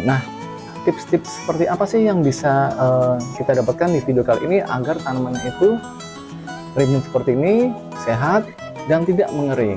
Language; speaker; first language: Indonesian; native; Indonesian